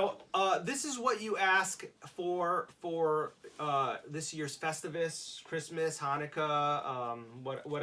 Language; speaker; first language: English; native; English